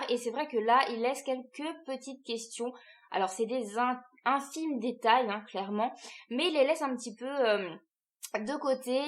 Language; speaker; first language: French; native; French